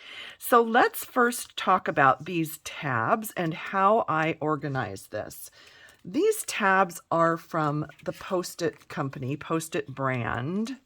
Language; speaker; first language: English; native; English